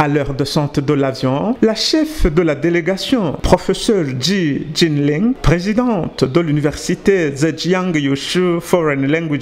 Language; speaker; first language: French; non-native, local second language; Rundi